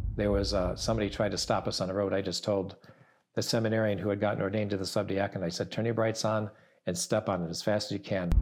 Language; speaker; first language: English; early bilingual, other home language; Italian